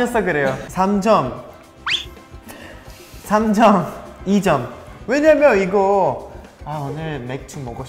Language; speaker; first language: Korean; non-native, learner; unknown